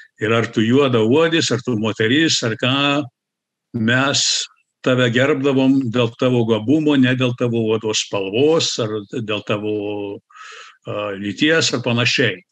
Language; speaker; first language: Lithuanian; early bilingual, heritage; Lithuanian